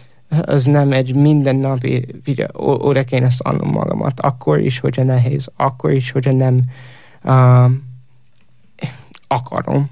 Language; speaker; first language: Hungarian; non-native, fluent; English